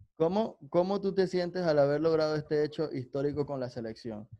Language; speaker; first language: Spanish; native; Spanish